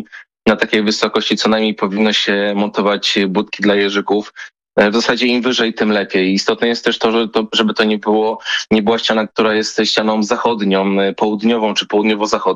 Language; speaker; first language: Polish; native; Polish